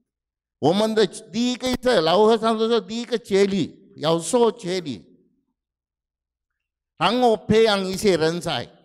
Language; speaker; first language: Chinese; non-native, fluent; Sinhala